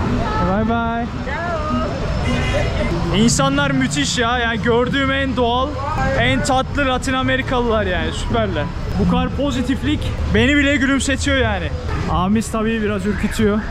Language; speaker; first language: Turkish; native; Turkish